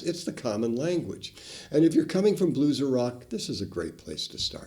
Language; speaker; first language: English; native; English